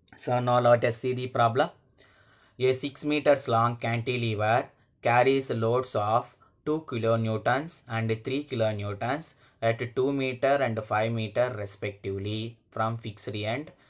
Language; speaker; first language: English; non-native, local second language; Telugu